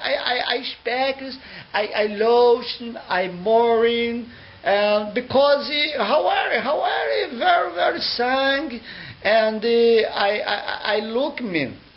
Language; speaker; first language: English; non-native, learner; Portuguese